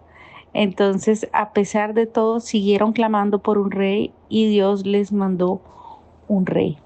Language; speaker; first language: Spanish; native; Spanish